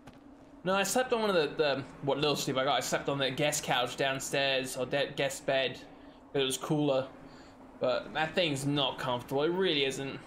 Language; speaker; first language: English; native; English